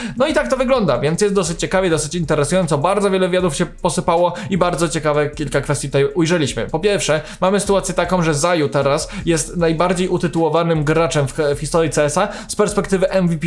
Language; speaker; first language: Polish; native; Polish